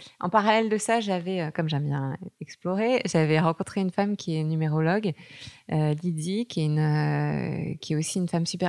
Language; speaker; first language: French; native; French